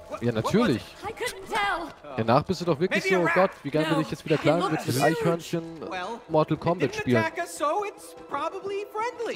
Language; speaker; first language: German; native; German